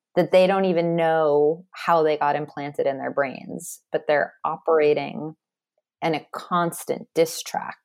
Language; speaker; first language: English; native; English